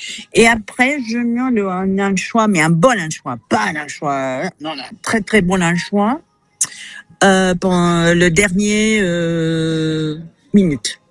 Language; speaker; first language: French; non-native, fluent; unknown